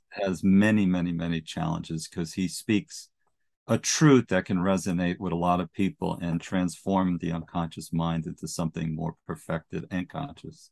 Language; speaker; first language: English; native; English